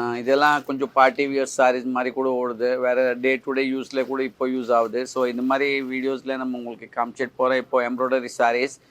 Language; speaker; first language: Tamil; non-native, learner; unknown